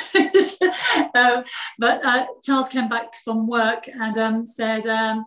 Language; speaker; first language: English; non-native, fluent; French